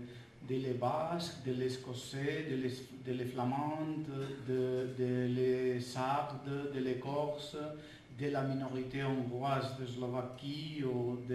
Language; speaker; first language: French; non-native, fluent; Catalan